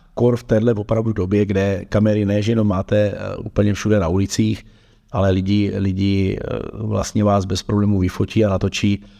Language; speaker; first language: Czech; native; Czech